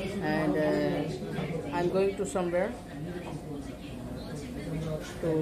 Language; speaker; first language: English; non-native, learner; Hindi